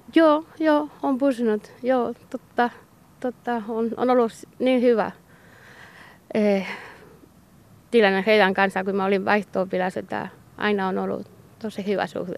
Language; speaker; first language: Finnish; non-native, learner; Basque